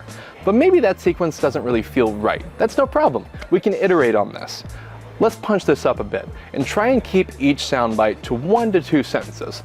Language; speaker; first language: English; native; English